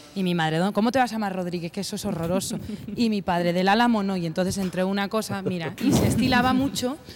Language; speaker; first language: Spanish; native; Spanish